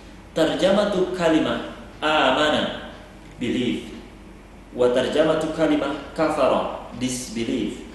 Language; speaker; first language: Arabic; non-native, fluent; Indonesian